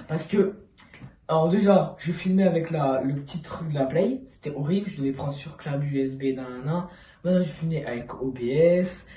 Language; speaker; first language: French; native; French